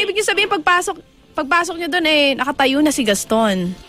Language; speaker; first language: Filipino; native; Filipino